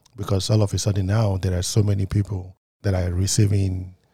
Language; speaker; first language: English; non-native, local second language; Yoruba